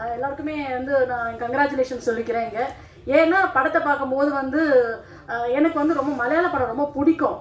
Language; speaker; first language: Tamil; non-native, local second language; Telugu